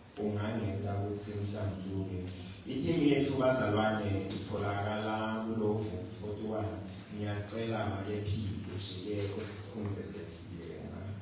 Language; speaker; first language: Zulu; non-native, local second language; Swati